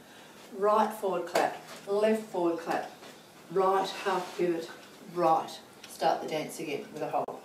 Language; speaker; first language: English; native; English